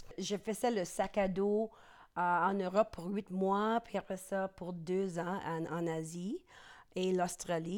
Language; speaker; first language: French; non-native, local second language; English